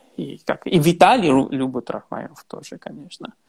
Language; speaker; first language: Russian; non-native, learner; Italian